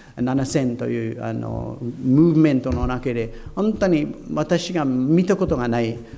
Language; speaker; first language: Japanese; non-native, fluent; English